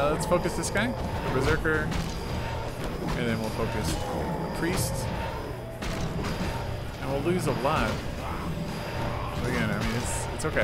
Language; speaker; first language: English; native; English